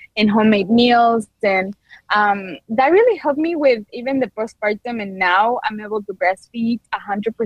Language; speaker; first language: English; non-native, fluent; Spanish